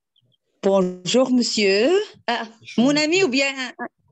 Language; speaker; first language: French; non-native, learner; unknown